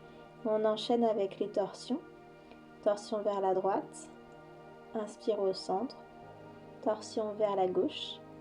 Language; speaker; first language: French; native; French